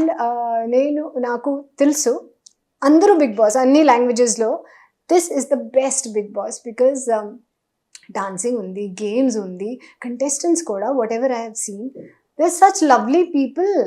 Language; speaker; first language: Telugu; non-native, local second language; Hindi